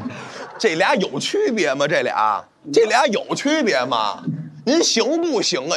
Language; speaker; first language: Chinese; native; Chinese